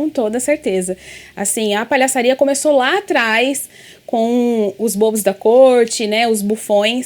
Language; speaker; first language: Portuguese; native; Portuguese